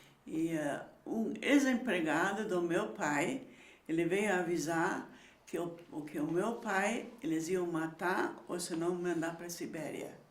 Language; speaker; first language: Portuguese; early bilingual, other home language; Low German